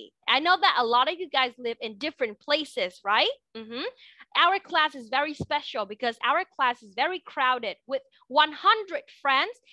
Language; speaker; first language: English; non-native, fluent; Vietnamese